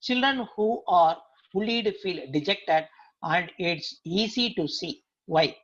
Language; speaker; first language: English; non-native, local second language; Tamil